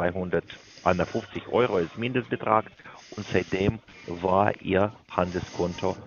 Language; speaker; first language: German; non-native, learner; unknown